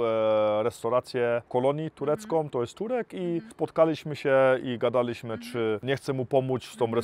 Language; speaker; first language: Polish; early bilingual, heritage; Polish